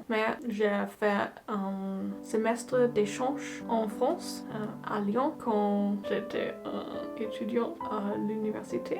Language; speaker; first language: French; non-native, learner; German